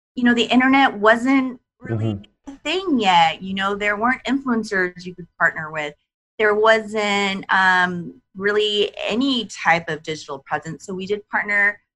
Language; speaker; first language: English; non-native, fluent; Japanese